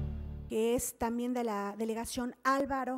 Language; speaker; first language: Spanish; native; Spanish